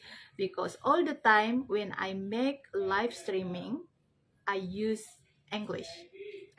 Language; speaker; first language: English; non-native, learner; Indonesian